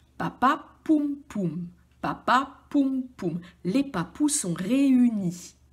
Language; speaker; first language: French; native; French